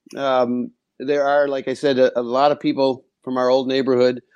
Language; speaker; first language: English; native; English